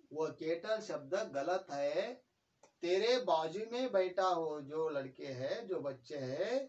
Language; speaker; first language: Hindi; non-native, local second language; Kannada